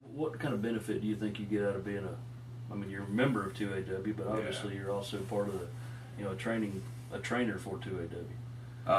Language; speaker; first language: English; native; English